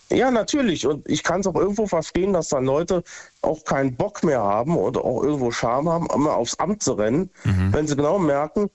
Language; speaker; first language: German; native; German